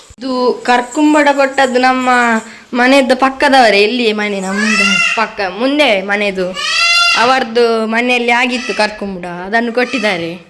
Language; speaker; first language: Kannada; non-native, local second language; Tulu